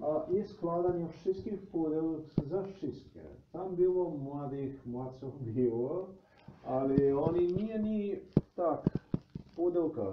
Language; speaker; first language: Polish; non-native, learner; Slovenian